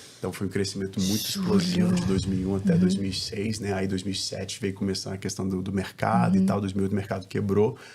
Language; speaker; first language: Portuguese; native; Portuguese